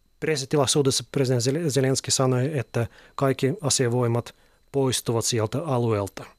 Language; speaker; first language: Finnish; non-native, fluent; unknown